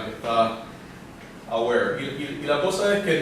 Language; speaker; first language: Spanish; native; Spanish